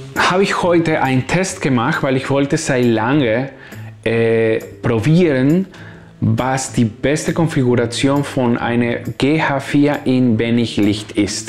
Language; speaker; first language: German; non-native, fluent; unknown